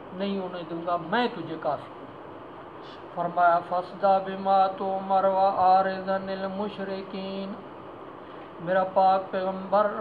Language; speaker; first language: Urdu; non-native, local second language; Punjabi